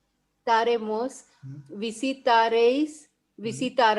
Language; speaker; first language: Spanish; non-native, learner; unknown